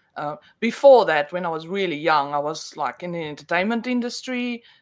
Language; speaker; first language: English; non-native, local second language; Afrikaans